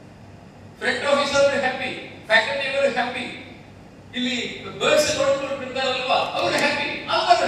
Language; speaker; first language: Kannada; non-native, local second language; Telugu